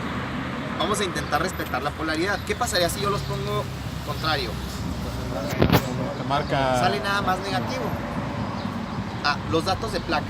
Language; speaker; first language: Spanish; native; Spanish